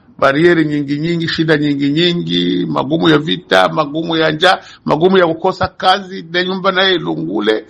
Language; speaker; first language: Swahili; native; Swahili